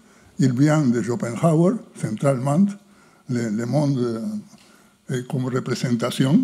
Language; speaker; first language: French; non-native, fluent; Spanish